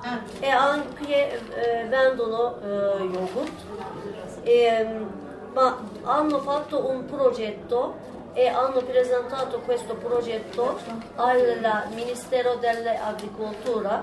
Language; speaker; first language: Italian; non-native, learner; Turkish